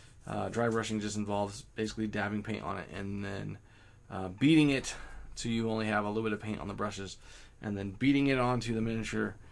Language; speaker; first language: English; native; English